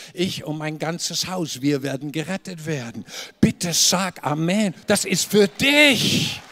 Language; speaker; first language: German; native; German